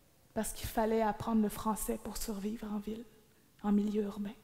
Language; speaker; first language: French; native; French